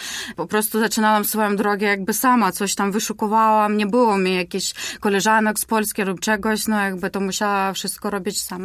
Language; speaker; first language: Polish; non-native, learner; Ukrainian